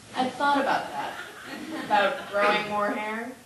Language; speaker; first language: English; native; English